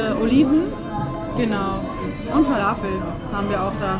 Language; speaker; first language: German; early bilingual, other home language; Arabic